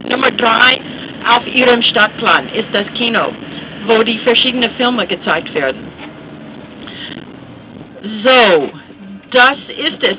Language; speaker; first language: German; non-native, fluent; English